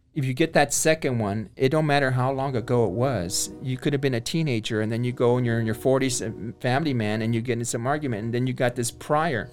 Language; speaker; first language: English; native; English